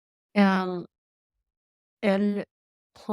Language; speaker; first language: French; non-native, learner; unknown